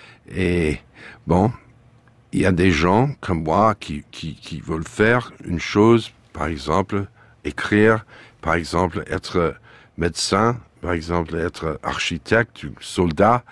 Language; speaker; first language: French; non-native, fluent; English